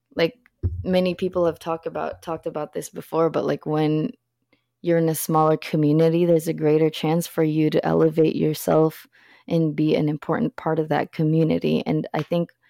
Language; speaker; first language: English; early bilingual, other home language; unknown